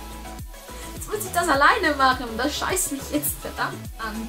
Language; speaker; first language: German; native; German